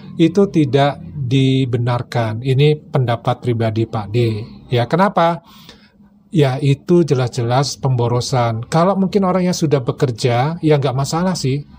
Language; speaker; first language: Indonesian; native; Indonesian